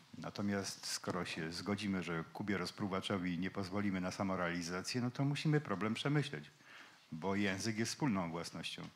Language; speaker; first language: Polish; native; Polish